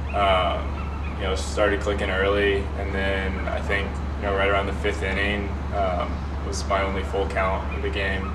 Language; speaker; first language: English; native; English